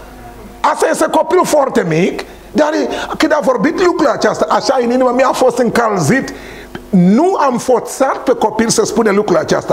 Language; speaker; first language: Romanian; non-native, learner; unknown